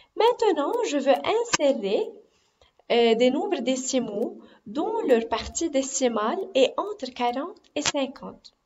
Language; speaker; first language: French; non-native, local second language; Arabic